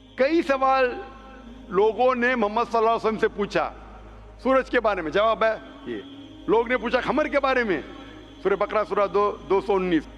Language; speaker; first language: Hindi; non-native, local second language; Konkani